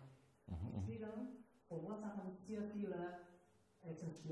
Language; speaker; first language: German; non-native, learner; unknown